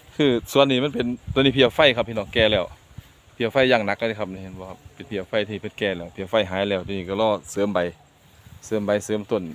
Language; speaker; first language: Thai; non-native, local second language; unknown